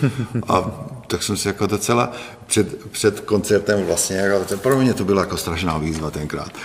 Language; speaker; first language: Czech; non-native, fluent; Hungarian